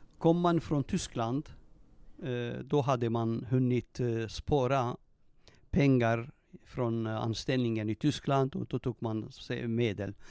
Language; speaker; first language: Swedish; non-native, fluent; Turoyo